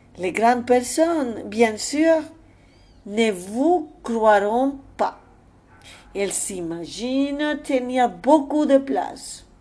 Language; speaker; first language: French; non-native, fluent; Spanish